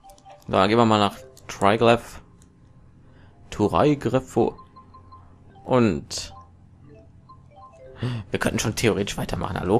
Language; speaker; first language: German; native; German